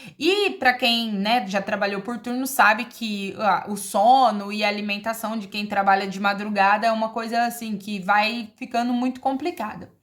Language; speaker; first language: Portuguese; native; Portuguese